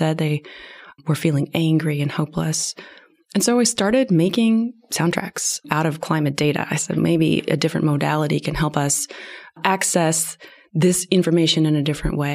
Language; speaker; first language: English; native; English